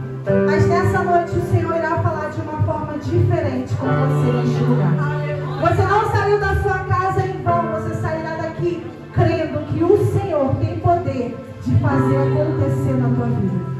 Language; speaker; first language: Portuguese; native; Portuguese